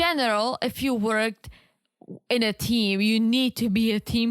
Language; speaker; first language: English; native; English